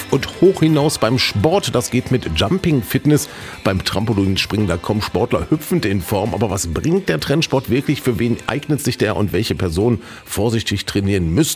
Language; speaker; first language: German; native; German